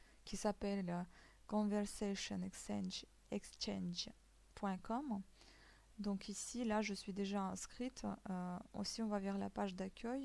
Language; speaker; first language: French; native; French